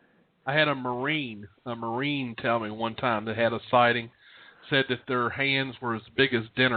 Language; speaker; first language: English; native; English